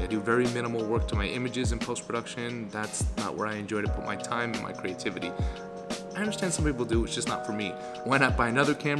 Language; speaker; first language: English; native; English